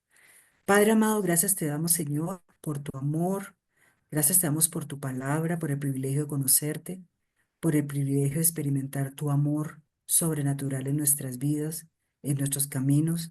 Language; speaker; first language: Spanish; native; Spanish